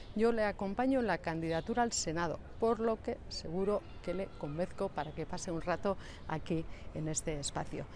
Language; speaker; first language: Spanish; native; Spanish